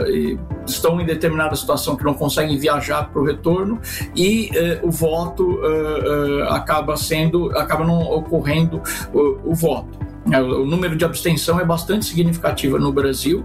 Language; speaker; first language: Portuguese; native; Portuguese